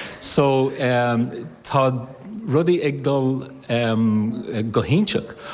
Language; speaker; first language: Irish; non-native, learner; English